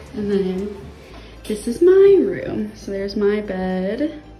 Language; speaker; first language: English; native; English